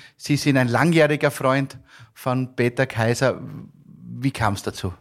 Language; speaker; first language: German; native; German